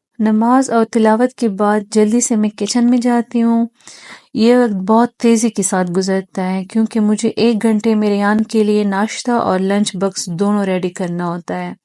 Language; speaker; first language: Urdu; non-native, local second language; Pashto